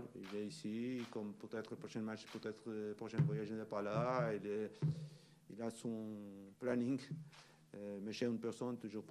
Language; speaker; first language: French; non-native, learner; Portuguese